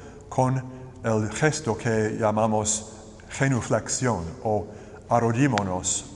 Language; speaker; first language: Spanish; non-native, learner; English